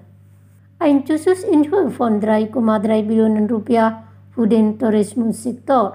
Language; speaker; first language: German; non-native, fluent; Indonesian